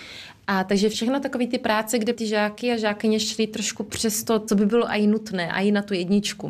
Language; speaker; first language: Czech; early bilingual, heritage; Czech